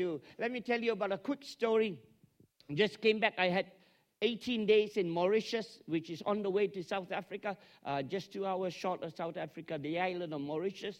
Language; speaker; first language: English; non-native, local second language; Tamil